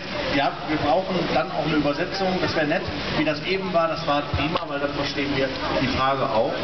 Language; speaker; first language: German; native; German